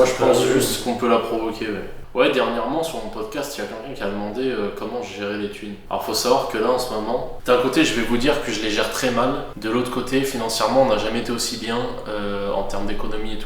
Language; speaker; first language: French; native; French